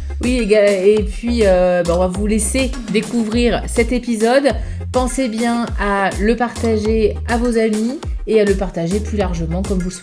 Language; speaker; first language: French; native; French